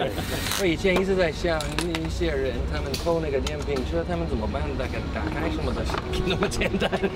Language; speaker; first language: Chinese; non-native, learner; English